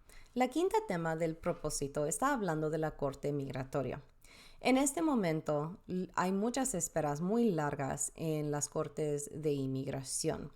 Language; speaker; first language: Spanish; early bilingual, heritage; Spanish